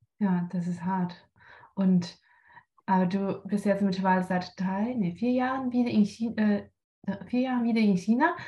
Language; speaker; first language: German; non-native, fluent; Chinese